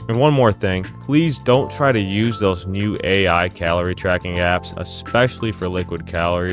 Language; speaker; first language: English; native; English